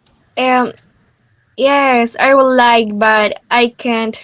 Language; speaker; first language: English; non-native, learner; Spanish